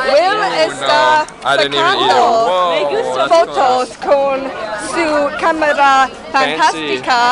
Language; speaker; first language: Spanish; non-native, learner; English